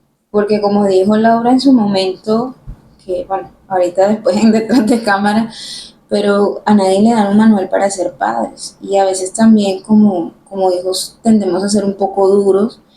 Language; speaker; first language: Spanish; native; Spanish